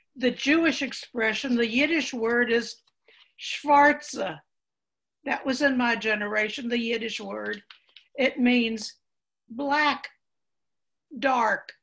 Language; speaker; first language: English; native; English